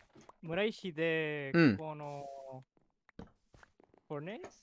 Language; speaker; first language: Japanese; non-native, learner; English